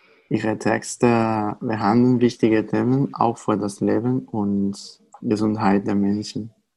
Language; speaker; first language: German; non-native, fluent; Spanish